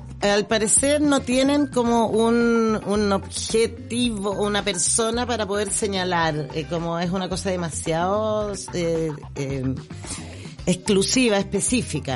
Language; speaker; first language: Spanish; native; Spanish